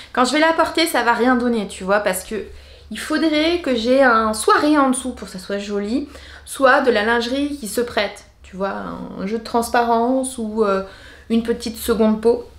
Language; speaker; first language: French; native; French